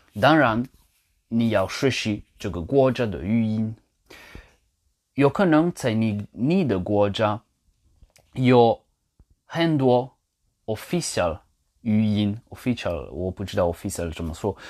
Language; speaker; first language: Chinese; non-native, learner; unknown